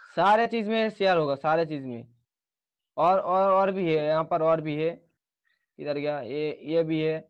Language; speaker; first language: Hindi; non-native, local second language; Bangla